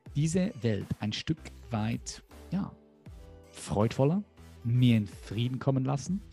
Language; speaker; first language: German; native; German